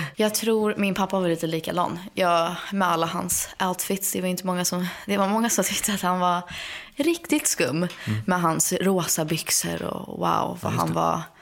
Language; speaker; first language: Swedish; early bilingual, heritage; Swedish